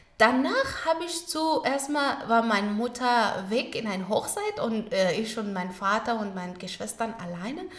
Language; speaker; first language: German; non-native, learner; Pashto